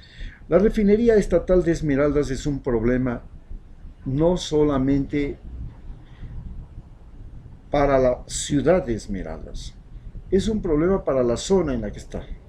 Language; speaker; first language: Spanish; native; Spanish